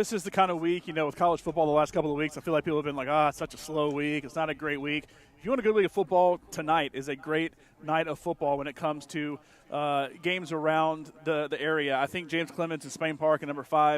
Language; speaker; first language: English; native; English